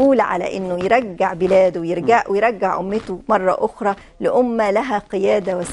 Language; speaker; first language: Arabic; native; Arabic